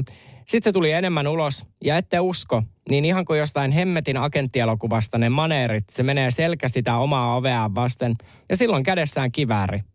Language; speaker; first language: Finnish; native; Finnish